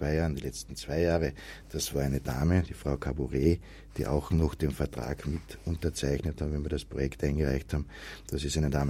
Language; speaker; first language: German; native; German